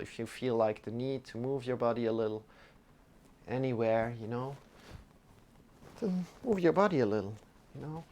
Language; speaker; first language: English; non-native, fluent; German